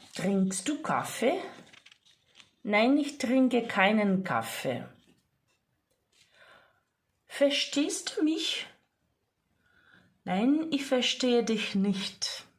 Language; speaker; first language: German; non-native, fluent; Ukrainian